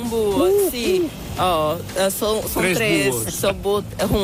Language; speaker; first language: Spanish; non-native, fluent; Portuguese